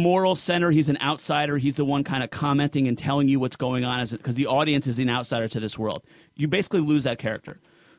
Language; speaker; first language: English; native; English